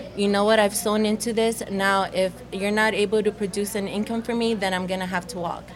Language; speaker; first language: English; early bilingual, other home language; Spanish